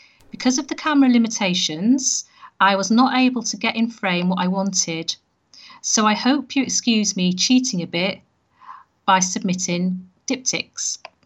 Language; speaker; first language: English; native; English